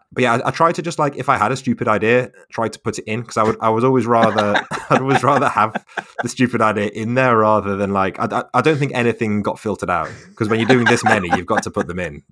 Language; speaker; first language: English; native; English